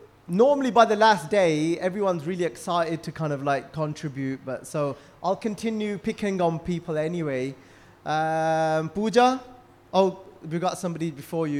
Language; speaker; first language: English; early bilingual, other home language; Punjabi